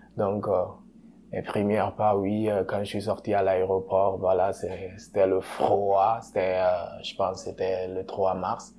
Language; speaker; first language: French; non-native, local second language; Susu